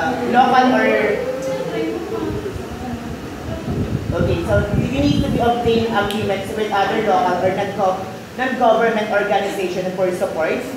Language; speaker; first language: English; non-native, local second language; Filipino